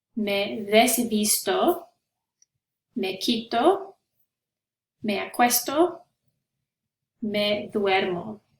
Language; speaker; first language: Spanish; non-native, fluent; English